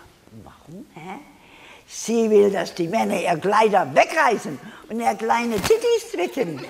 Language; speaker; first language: German; non-native, learner; English